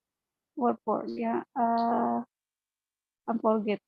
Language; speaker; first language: English; non-native, learner; Indonesian